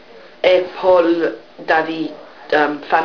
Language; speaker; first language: French; non-native, learner; English